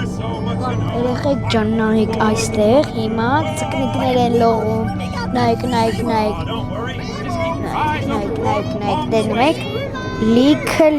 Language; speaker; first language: Armenian; early bilingual, heritage; Armenian